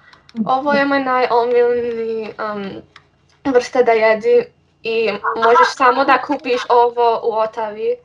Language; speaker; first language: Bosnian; early bilingual, heritage; English